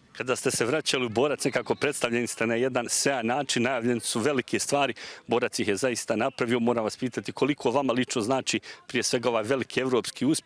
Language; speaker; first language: Bosnian; native; Bosnian